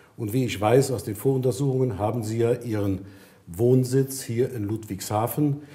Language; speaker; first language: German; native; German